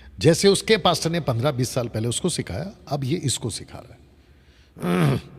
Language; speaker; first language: Hindi; non-native, local second language; Telugu